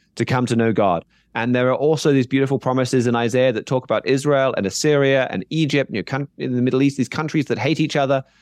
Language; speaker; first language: English; native; English